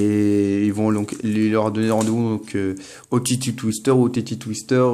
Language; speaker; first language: French; native; French